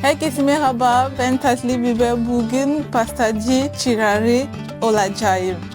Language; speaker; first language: Turkish; non-native, learner; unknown